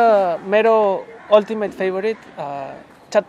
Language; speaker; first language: Nepali; non-native, learner; Spanish